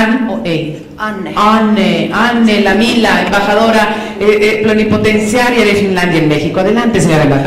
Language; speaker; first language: Spanish; native; Spanish